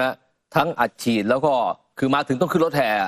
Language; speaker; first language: Thai; native; Thai